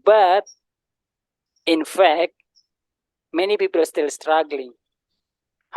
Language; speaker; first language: English; non-native, learner; Indonesian